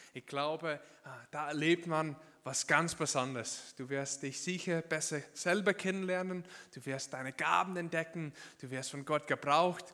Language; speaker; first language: German; non-native, fluent; English